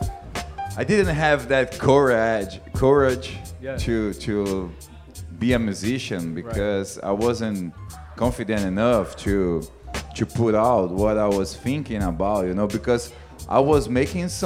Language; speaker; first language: English; non-native, fluent; Portuguese